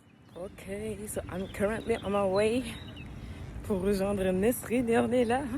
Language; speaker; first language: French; native; French